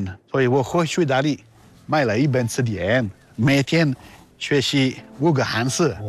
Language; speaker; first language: Chinese; non-native, learner; Italian